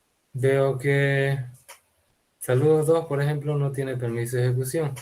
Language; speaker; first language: Spanish; native; Spanish